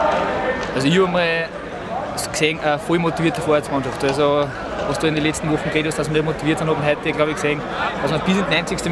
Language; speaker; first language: German; native; German